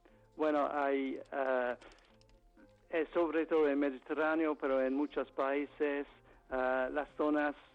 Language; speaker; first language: Spanish; non-native, fluent; English